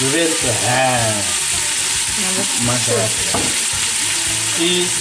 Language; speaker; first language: Polish; non-native, learner; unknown